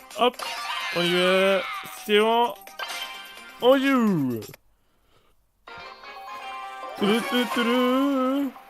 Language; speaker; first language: French; native; French